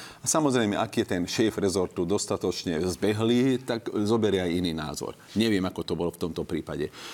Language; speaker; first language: Slovak; non-native, local second language; Hungarian